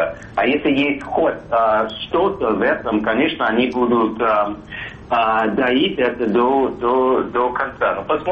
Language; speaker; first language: Russian; non-native, fluent; English